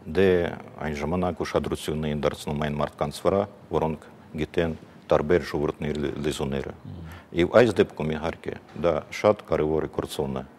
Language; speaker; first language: Armenian; non-native, fluent; Ukrainian